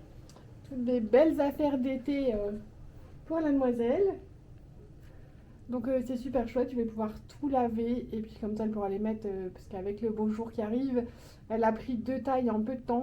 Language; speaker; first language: French; native; French